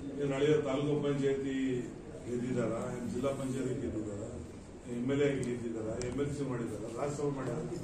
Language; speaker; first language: Kannada; non-native, local second language; Lambadi